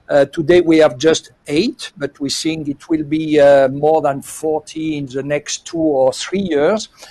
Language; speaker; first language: English; non-native, fluent; French